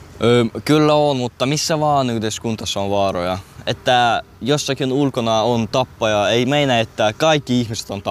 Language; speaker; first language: Finnish; early bilingual, other home language; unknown